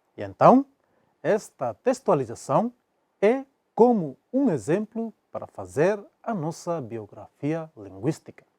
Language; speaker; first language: Portuguese; non-native, local second language; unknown